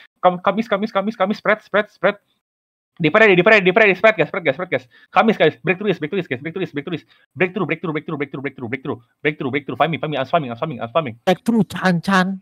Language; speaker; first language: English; non-native, learner; Indonesian